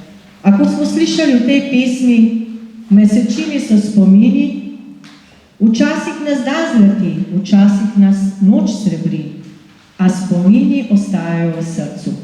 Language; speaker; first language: Slovenian; native; Slovenian